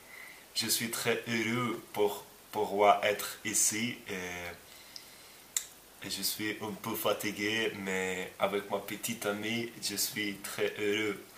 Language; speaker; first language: French; non-native, learner; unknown